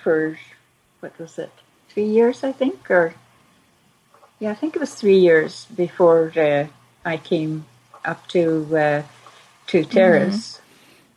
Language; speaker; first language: English; native; English